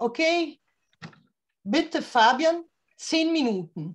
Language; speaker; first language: German; non-native, learner; Italian